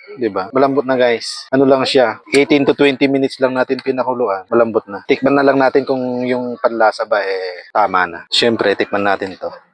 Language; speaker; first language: Filipino; native; Filipino